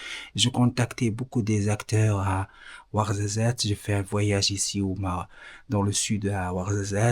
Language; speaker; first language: French; non-native, learner; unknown